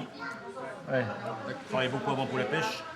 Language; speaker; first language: French; native; French